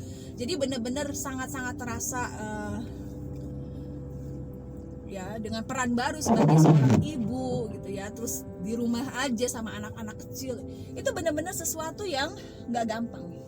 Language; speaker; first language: Indonesian; native; Indonesian